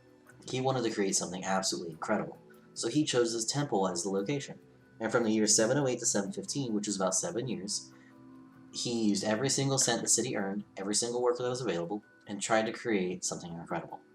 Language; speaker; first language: English; native; English